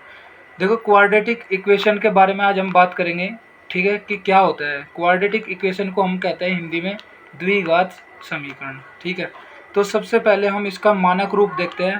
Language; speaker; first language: Hindi; native; Hindi